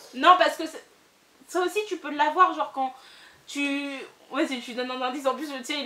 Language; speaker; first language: French; native; French